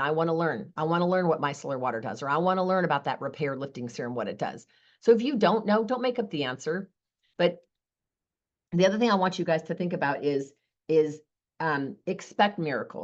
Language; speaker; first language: English; native; English